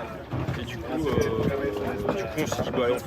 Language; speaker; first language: French; native; French